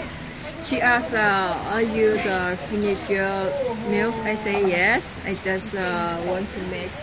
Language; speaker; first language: English; non-native, learner; Thai